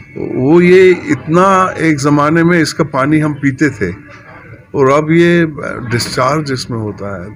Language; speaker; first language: Hindi; non-native, local second language; Kashmiri